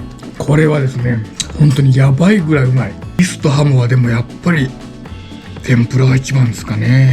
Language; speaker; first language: Japanese; native; Japanese